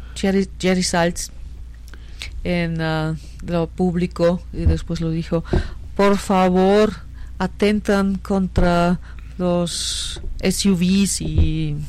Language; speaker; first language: Spanish; non-native, fluent; German